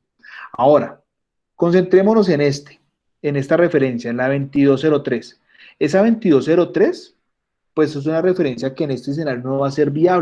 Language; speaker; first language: Spanish; native; Spanish